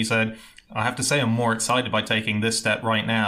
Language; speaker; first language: English; native; English